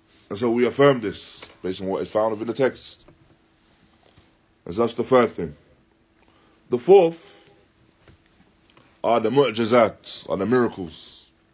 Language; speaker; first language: English; native; English